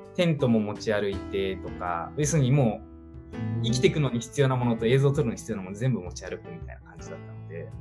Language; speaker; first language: Japanese; native; Japanese